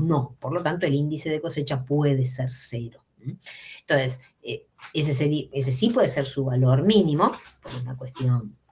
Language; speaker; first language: Spanish; native; Spanish